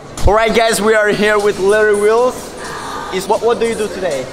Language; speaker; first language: English; non-native, learner; Italian